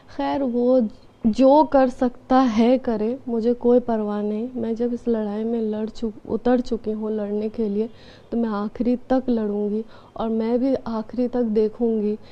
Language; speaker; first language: Hindi; non-native, local second language; Bangla